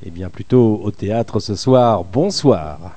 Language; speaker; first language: French; native; French